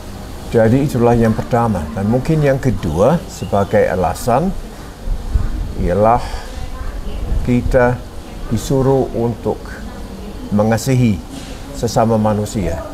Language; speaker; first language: Indonesian; non-native, fluent; English